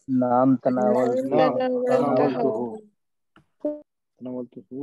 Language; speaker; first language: Arabic; non-native, learner; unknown